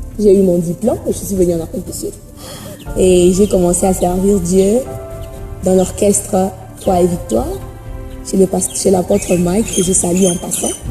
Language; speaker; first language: French; non-native, local second language; Swahili